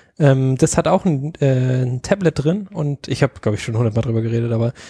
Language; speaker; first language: German; native; German